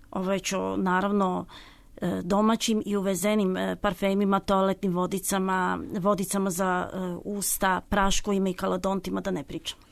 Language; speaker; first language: Serbian; native; Serbian